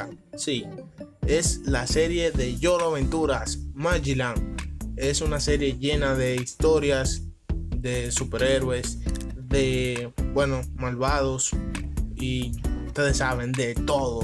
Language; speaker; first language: Spanish; native; Spanish